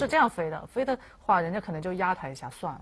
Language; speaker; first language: Chinese; native; Chinese